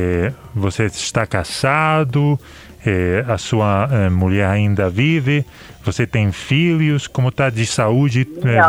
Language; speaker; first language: Portuguese; non-native, learner; Spanish